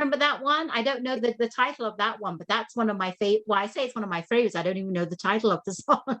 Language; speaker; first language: English; native; English